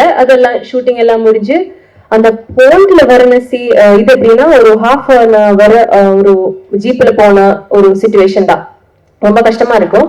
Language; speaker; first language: Tamil; non-native, learner; Malayalam